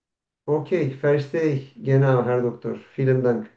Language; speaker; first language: German; non-native, learner; Turkish